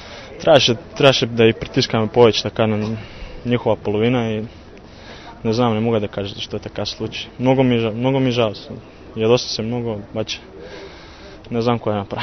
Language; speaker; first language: Bulgarian; non-native, learner; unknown